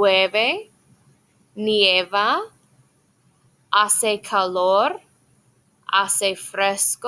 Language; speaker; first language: Spanish; non-native, fluent; English